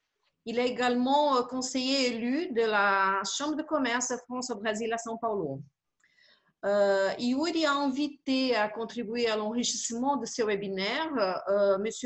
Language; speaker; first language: French; non-native, fluent; Portuguese